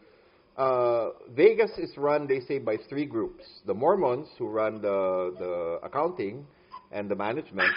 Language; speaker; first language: English; non-native, local second language; Filipino